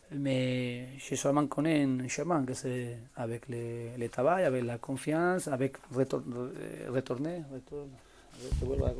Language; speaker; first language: French; non-native, learner; Spanish